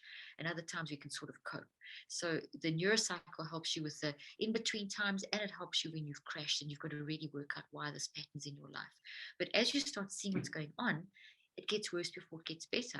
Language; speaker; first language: English; native; English